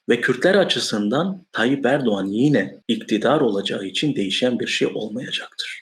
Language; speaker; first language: Turkish; non-native, local second language; Kurdish